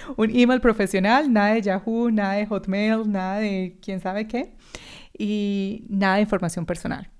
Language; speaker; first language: Spanish; native; Spanish